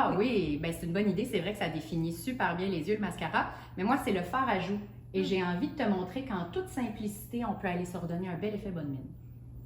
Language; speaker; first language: French; native; French